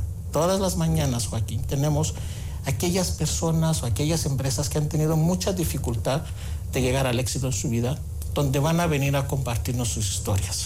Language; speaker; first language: Spanish; non-native, fluent; Greek